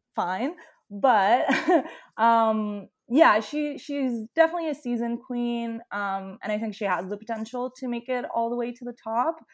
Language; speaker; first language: English; non-native, fluent; Italian